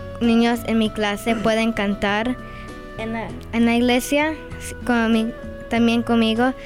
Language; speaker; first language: Spanish; early bilingual, other home language; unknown